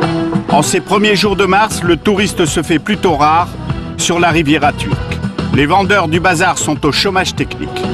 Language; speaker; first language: French; native; French